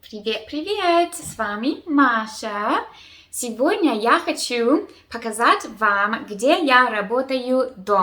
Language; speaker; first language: Russian; early bilingual, heritage; Russian